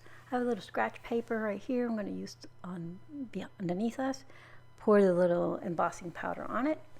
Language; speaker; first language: English; native; English